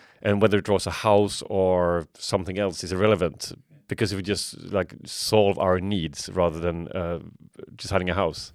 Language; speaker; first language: English; non-native, fluent; Swedish